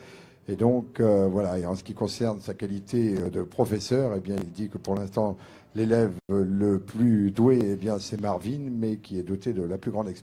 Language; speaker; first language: French; native; French